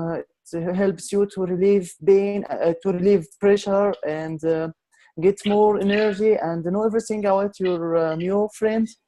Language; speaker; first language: English; non-native, learner; Arabic